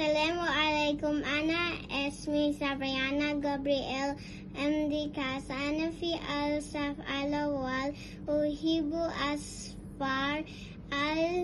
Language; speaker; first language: Arabic; non-native, learner; Filipino